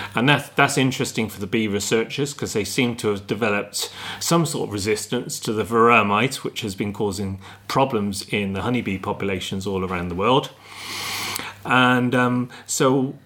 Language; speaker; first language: English; native; English